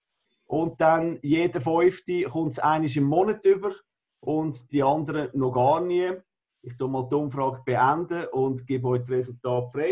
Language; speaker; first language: German; native; German